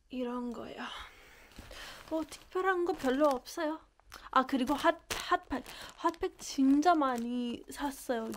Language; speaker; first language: Korean; non-native, fluent; Persian